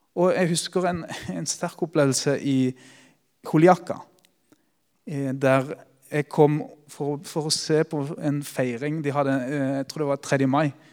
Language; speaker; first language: Norwegian; early bilingual, other home language; Spanish